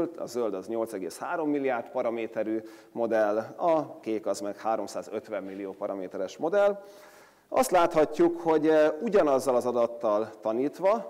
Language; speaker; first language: Hungarian; native; Hungarian